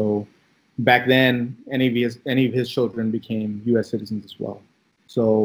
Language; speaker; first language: English; early bilingual, other home language; Filipino